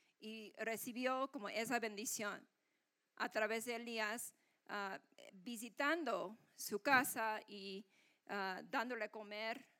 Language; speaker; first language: Spanish; non-native, fluent; Korean